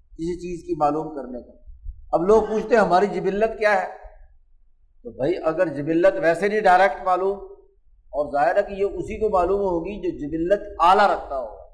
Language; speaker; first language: Urdu; non-native, local second language; Punjabi